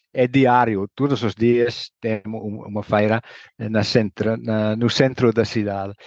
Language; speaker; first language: Portuguese; non-native, learner; Dutch